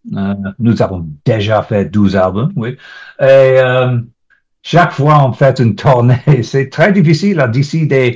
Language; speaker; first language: French; non-native, learner; English